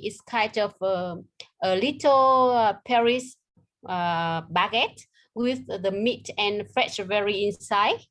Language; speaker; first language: English; non-native, learner; Vietnamese